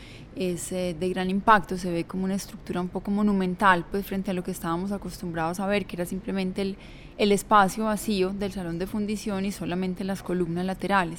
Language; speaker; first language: Spanish; native; Spanish